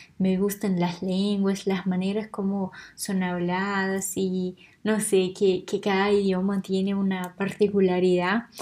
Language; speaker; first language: Spanish; non-native, fluent; Portuguese